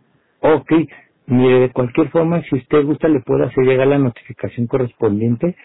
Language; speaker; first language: Spanish; native; Spanish